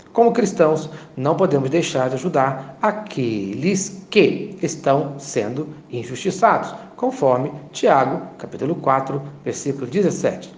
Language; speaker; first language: Portuguese; native; Portuguese